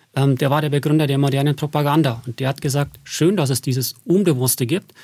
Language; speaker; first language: German; native; German